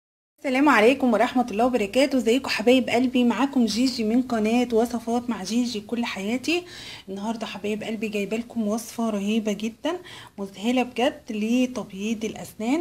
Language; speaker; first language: Arabic; native; Arabic